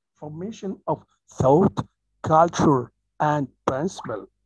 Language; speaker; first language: English; non-native, fluent; Arabic